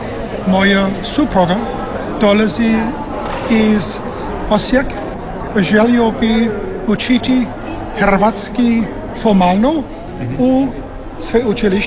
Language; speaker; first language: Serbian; non-native, learner; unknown